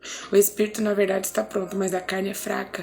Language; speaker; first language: Portuguese; native; Portuguese